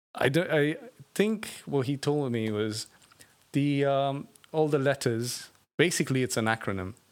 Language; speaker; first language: English; non-native, local second language; Tamil